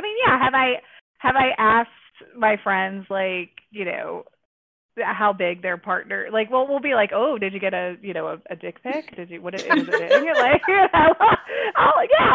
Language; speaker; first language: English; native; English